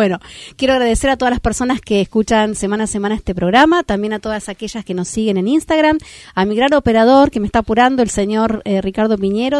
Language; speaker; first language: Spanish; native; Spanish